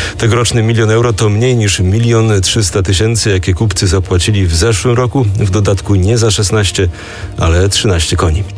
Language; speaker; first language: Polish; native; Polish